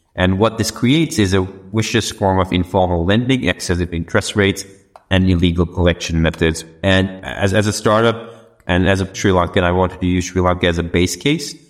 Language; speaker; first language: English; non-native, local second language; Sinhala